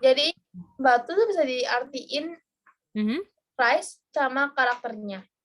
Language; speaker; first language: Indonesian; native; Indonesian